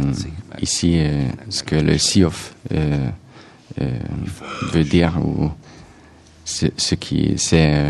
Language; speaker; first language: French; non-native, fluent; Hungarian